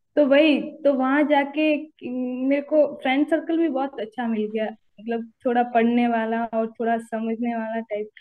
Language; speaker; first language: Hindi; native; Hindi